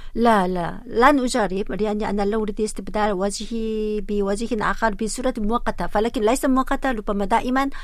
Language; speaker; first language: Arabic; non-native, fluent; Korean